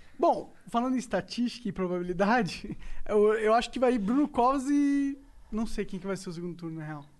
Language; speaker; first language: Portuguese; native; Portuguese